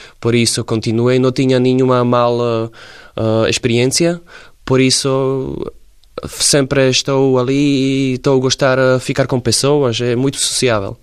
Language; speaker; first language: Portuguese; non-native, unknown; Slovak